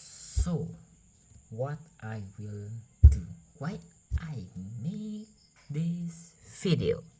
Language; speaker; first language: English; non-native, learner; Indonesian